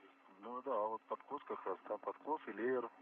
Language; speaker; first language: Russian; native; Russian